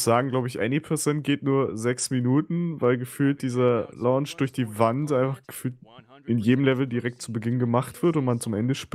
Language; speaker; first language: German; native; German